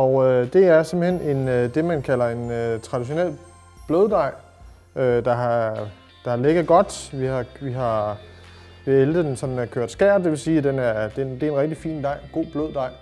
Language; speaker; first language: Danish; native; Danish